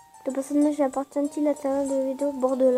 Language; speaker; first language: French; native; French